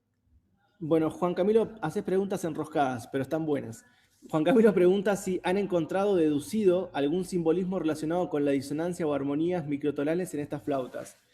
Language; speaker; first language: Spanish; native; Spanish